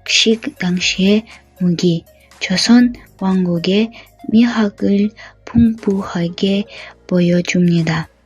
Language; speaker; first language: Korean; non-native, learner; Russian